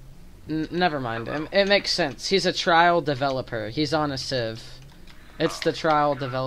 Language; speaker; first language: English; native; English